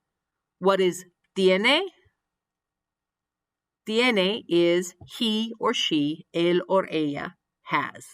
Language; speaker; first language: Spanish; non-native, fluent; English